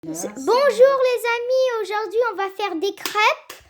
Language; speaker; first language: French; early bilingual, other home language; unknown